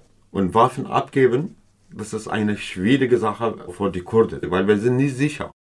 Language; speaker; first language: German; non-native, learner; Kurdish